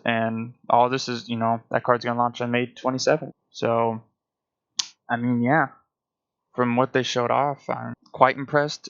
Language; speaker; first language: English; native; English